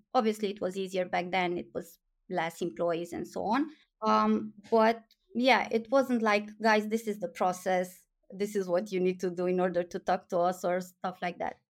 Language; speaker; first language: English; non-native, fluent; Romanian